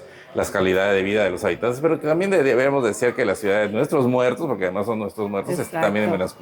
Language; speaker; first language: Spanish; native; Spanish